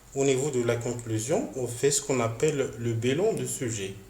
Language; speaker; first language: French; non-native, local second language; Arabic